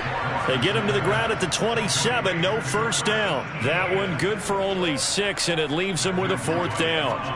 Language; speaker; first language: English; native; English